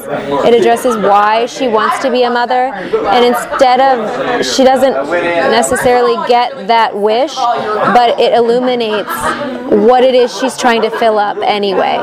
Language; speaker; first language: English; native; English